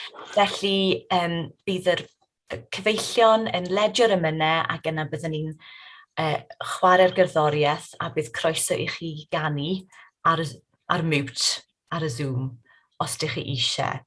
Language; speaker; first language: Welsh; native; Welsh